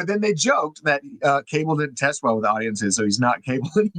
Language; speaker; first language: English; native; English